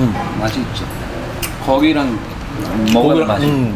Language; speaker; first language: Korean; non-native, fluent; Urdu